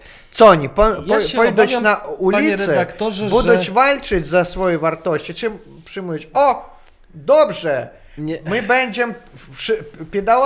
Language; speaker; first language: Polish; non-native, learner; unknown